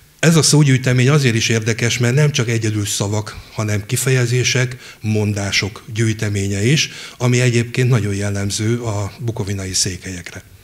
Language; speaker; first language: Hungarian; native; Hungarian